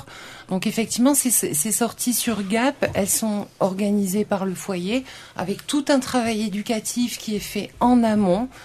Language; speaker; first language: French; native; French